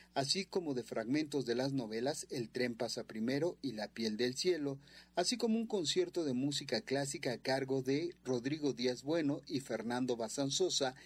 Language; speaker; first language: Spanish; native; Spanish